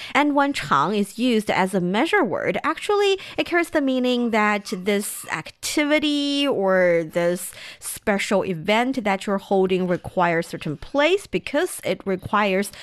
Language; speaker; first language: English; non-native, fluent; Chinese